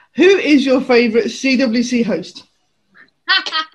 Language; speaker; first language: English; native; English